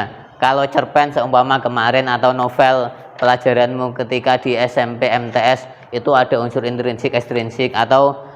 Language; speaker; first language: Indonesian; native; Indonesian